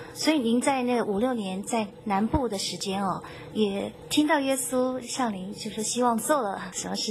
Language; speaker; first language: Chinese; native; Chinese